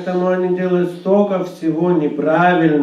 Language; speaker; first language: Russian; native; Russian